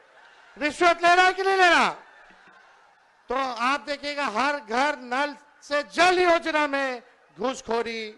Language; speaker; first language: Hindi; native; Hindi